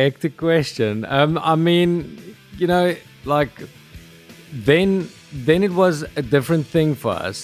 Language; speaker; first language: English; non-native, local second language; Afrikaans